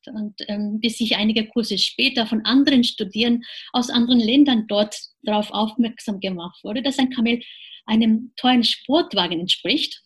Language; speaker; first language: German; non-native, fluent; Japanese